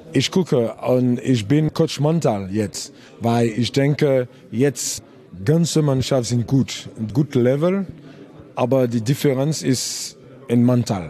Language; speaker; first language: German; non-native, learner; French